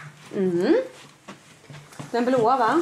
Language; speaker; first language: Swedish; native; Swedish